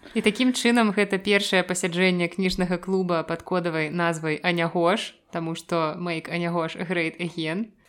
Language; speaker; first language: Belarusian; native; Belarusian